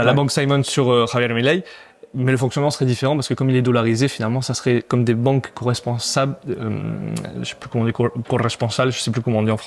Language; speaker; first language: French; native; French